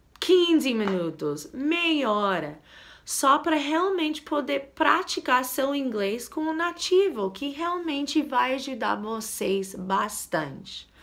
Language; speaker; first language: Portuguese; non-native, fluent; English